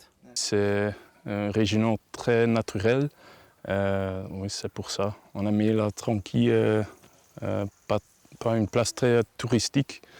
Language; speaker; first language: French; non-native, local second language; Dutch